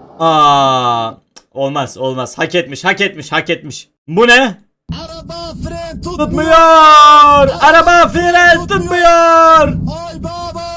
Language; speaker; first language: Turkish; native; Turkish